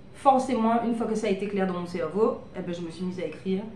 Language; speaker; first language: French; native; French